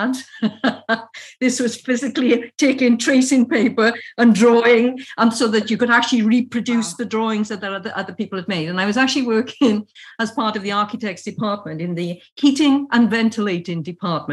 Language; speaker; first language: English; native; English